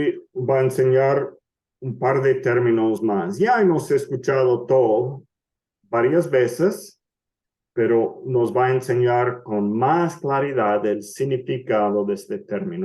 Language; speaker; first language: Spanish; non-native, fluent; English